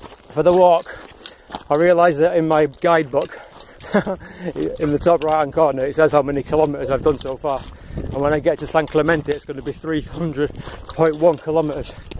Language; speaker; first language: English; native; English